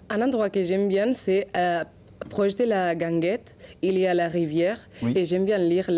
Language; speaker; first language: French; non-native, learner; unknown